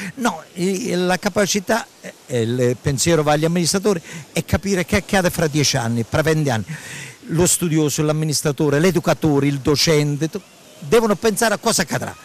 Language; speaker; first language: Italian; native; Italian